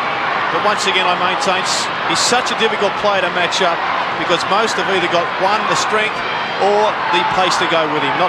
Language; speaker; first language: English; native; English